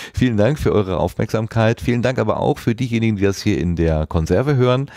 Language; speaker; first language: German; native; German